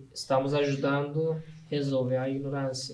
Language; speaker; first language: Portuguese; non-native, learner; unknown